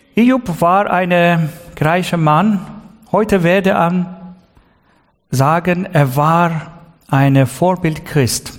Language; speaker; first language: German; non-native, learner; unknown